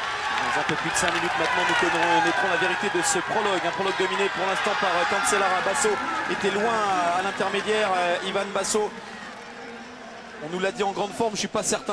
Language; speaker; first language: French; native; French